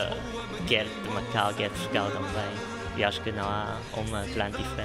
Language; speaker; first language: Portuguese; non-native, local second language; Chinese